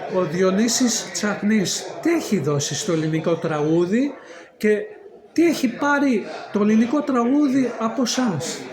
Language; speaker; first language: Greek; early bilingual, heritage; Greek